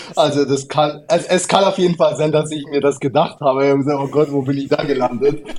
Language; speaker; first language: German; early bilingual, other home language; Arabic